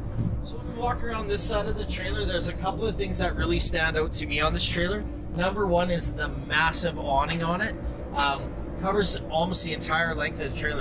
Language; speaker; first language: English; native; English